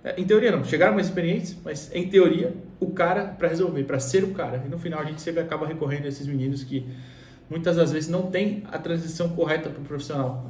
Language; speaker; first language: Portuguese; native; Portuguese